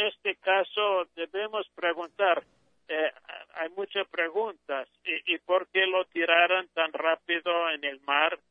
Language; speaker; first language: Spanish; non-native, fluent; English